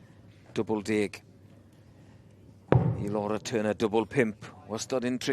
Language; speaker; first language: Welsh; native; Welsh